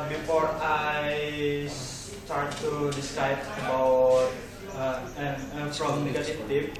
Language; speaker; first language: English; non-native, learner; Indonesian